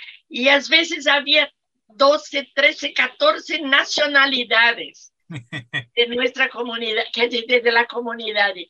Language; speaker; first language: Spanish; non-native, fluent; Portuguese